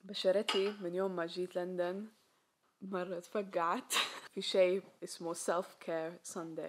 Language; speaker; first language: Arabic; native; Arabic